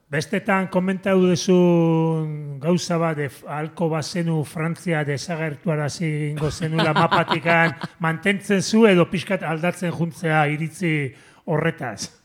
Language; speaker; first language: Basque; native; Basque